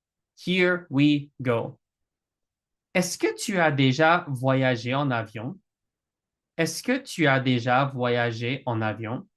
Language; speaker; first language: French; non-native, fluent; English